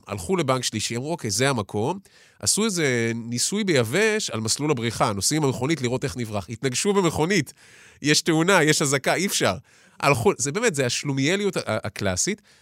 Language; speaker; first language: Hebrew; native; Hebrew